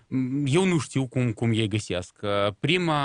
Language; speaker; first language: Romanian; non-native, local second language; Russian